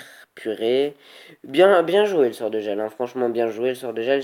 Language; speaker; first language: French; native; French